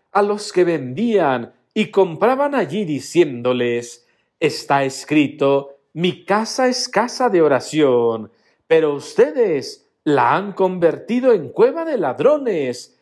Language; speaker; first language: Spanish; native; Spanish